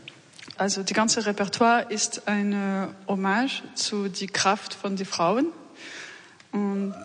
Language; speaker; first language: German; non-native, learner; French